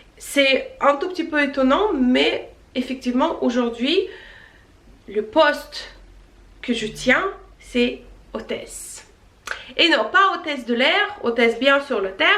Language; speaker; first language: French; non-native, fluent; Russian